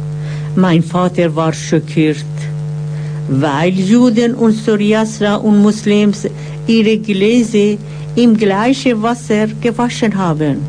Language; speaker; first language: German; non-native, fluent; Persian